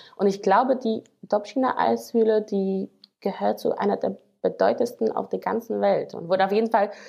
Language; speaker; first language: German; non-native, fluent; Slovak